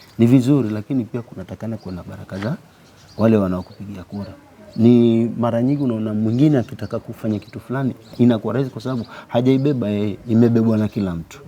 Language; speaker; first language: Swahili; non-native, local second language; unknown